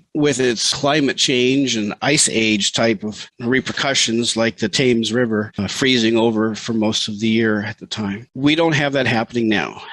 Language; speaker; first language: English; native; English